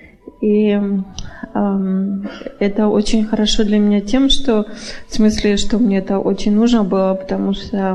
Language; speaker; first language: Russian; early bilingual, heritage; Russian